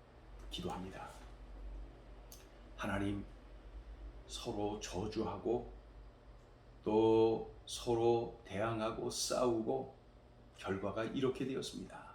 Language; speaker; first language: Korean; native; Korean